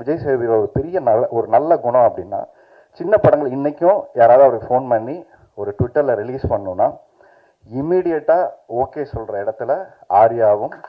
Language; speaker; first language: Tamil; native; Tamil